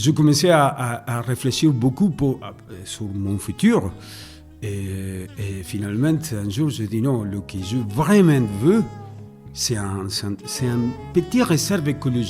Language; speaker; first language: French; non-native, fluent; Spanish